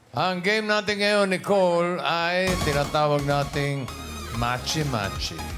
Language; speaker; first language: Filipino; native; Filipino